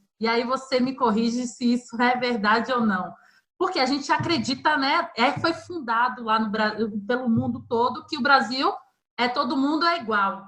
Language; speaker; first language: Portuguese; native; Portuguese